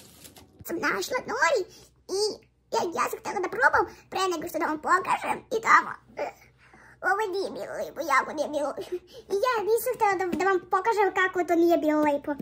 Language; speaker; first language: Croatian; non-native, fluent; Russian